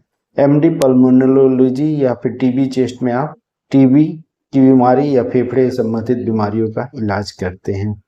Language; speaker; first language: Hindi; native; Hindi